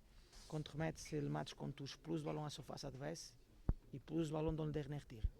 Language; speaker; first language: French; non-native, learner; Portuguese